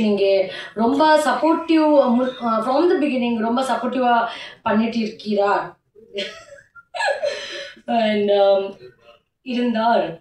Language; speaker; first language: Tamil; non-native, learner; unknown